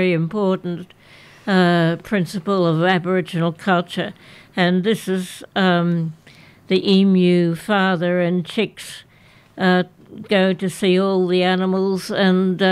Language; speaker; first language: English; native; English